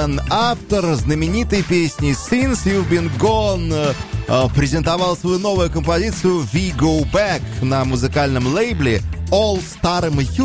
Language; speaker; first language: Russian; native; Russian